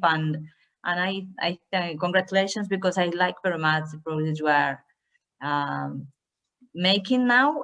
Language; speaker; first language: English; non-native, learner; Spanish